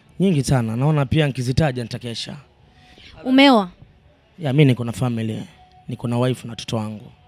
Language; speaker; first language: Swahili; native; Swahili